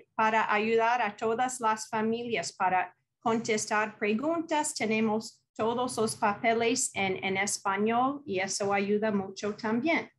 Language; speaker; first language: Spanish; non-native, fluent; English